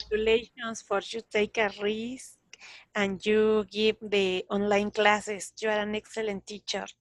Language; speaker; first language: English; non-native, learner; Spanish